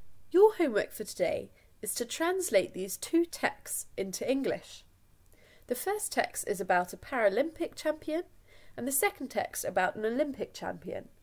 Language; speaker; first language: English; native; English